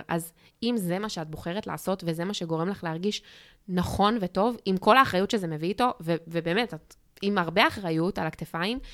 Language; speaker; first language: Hebrew; non-native, fluent; English